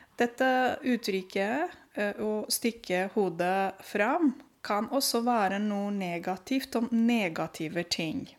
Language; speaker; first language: Norwegian; non-native, fluent; Romanian